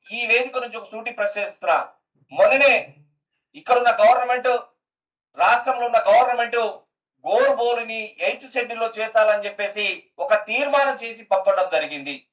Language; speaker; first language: Telugu; native; Telugu